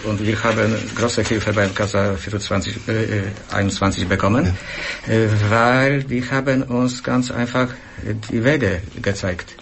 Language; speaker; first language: German; non-native, learner; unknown